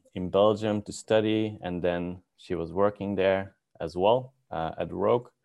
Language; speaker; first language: English; non-native, fluent; Dutch